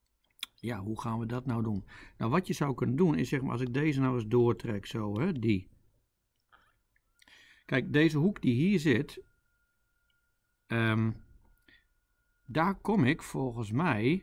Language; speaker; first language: Dutch; native; Dutch